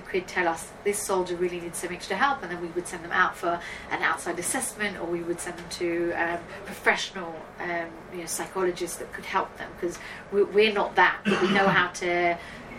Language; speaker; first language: English; native; English